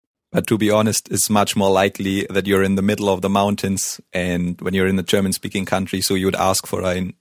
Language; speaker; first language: English; non-native, fluent; German